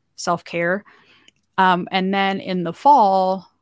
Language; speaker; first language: English; native; English